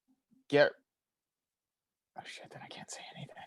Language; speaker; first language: English; native; English